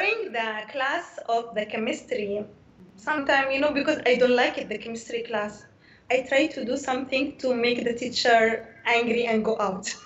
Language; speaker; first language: English; non-native, learner; Arabic